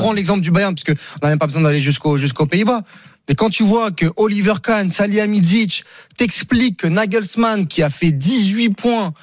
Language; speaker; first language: French; native; French